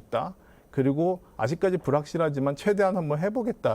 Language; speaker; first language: Korean; native; Korean